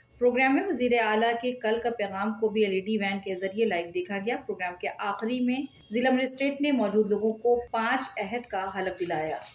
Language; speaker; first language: Urdu; native; Urdu